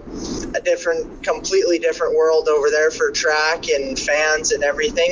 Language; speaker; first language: English; native; English